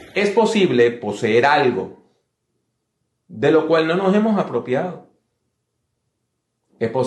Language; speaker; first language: Spanish; native; Spanish